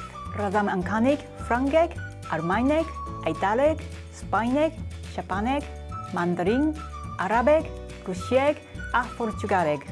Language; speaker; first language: Welsh; non-native, learner; Japanese